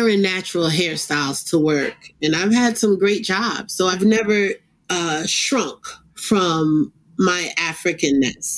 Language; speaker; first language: English; early bilingual, other home language; Krio